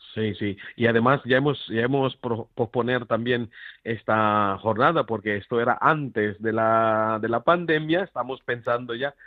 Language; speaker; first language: Spanish; non-native, fluent; Filipino